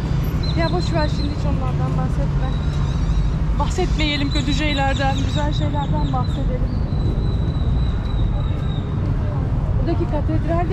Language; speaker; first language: Turkish; native; Turkish